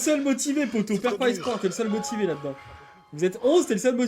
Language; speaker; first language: French; native; French